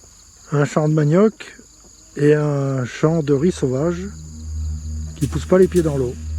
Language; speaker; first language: French; native; French